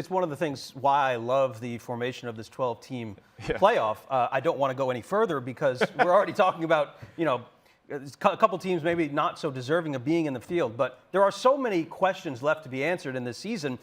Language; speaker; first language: English; native; English